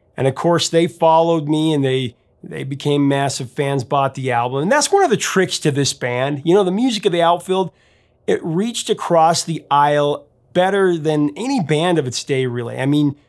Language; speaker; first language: English; native; English